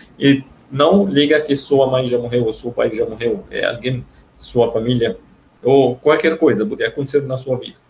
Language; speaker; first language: Portuguese; non-native, learner; Arabic